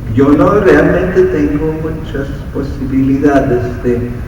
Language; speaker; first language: Spanish; non-native, fluent; English